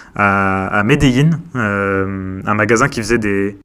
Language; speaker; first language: French; native; French